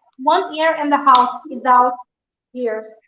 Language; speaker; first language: English; non-native, learner; Portuguese